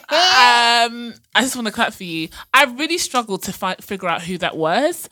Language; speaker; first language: English; native; English